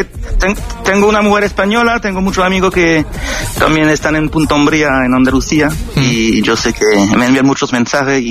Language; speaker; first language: Spanish; non-native, fluent; French